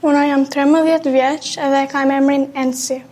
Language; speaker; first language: Albanian; early bilingual, heritage; Albanian